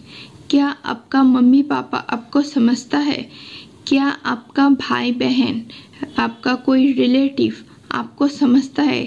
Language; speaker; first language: Hindi; non-native, local second language; Assamese